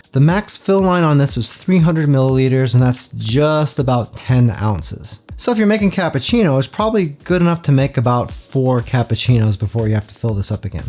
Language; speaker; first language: English; native; English